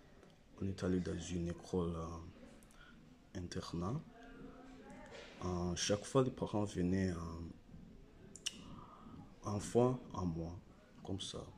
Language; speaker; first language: French; non-native, learner; Rundi